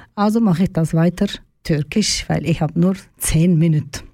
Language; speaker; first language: German; non-native, learner; Turkish